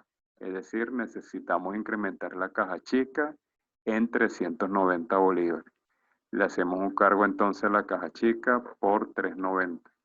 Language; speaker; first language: Spanish; native; Spanish